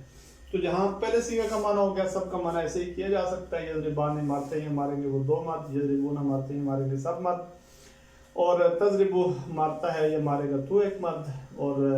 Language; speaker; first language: Urdu; native; Urdu